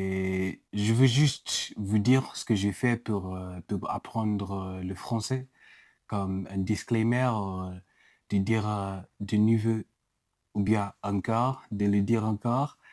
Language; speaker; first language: French; non-native, learner; English